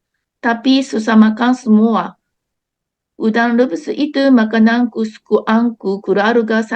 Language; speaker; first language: Indonesian; non-native, learner; Japanese